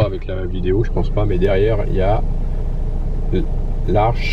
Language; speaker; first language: French; native; French